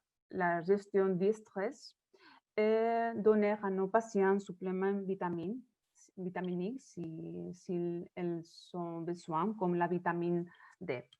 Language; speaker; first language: French; non-native, learner; Spanish